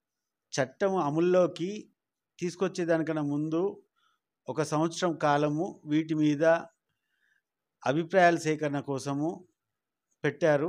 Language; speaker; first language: Telugu; native; Telugu